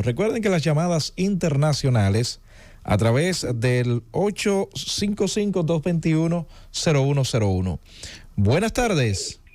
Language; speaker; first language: Spanish; native; Spanish